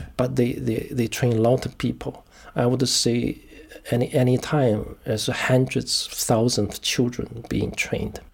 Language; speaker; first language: English; non-native, fluent; Chinese